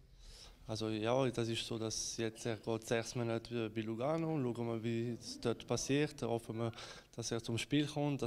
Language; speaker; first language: German; non-native, fluent; Italian